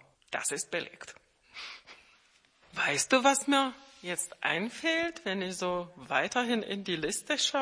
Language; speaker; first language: German; non-native, fluent; Czech